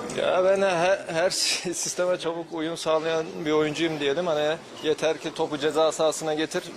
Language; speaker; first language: Turkish; early bilingual, heritage; Turkish